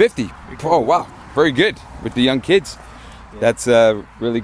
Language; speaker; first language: English; native; English